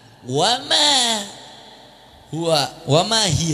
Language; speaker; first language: Arabic; non-native, fluent; Indonesian